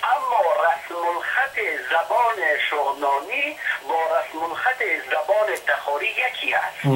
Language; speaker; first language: Persian; non-native, local second language; Shughni